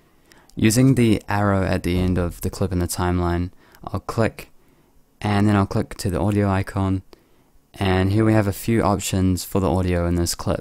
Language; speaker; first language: English; native; English